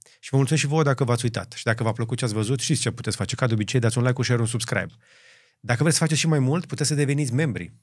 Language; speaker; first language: Romanian; native; Romanian